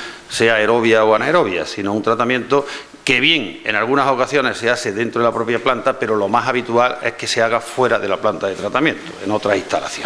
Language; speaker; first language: Spanish; native; Spanish